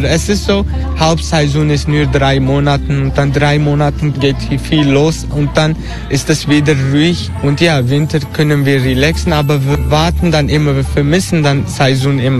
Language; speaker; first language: German; non-native, learner; Turkish